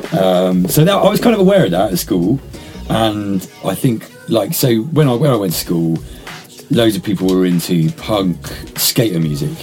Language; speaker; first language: English; native; English